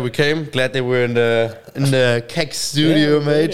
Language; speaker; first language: English; non-native, fluent; German